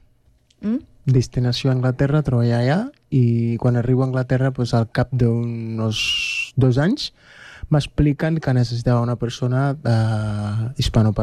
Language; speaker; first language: Catalan; non-native, fluent; Spanish